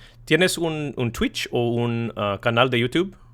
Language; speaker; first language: Spanish; non-native, learner; English